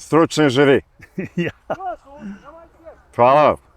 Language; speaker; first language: Bosnian; native; Bosnian